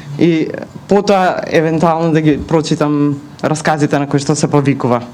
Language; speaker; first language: Macedonian; native; Macedonian